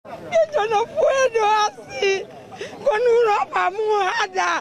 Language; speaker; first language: Spanish; non-native, learner; Haitian Creole